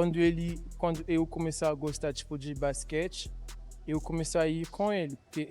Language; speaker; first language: Portuguese; non-native, learner; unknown